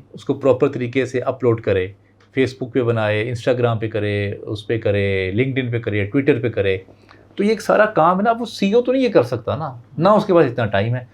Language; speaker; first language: Urdu; non-native, local second language; Punjabi